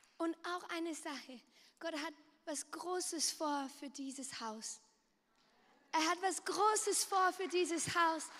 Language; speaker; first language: German; non-native, local second language; French